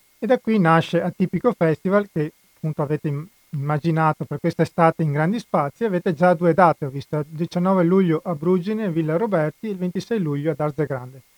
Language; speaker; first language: Italian; native; Italian